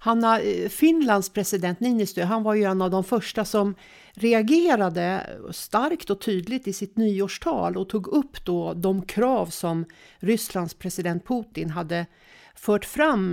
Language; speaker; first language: Swedish; native; Swedish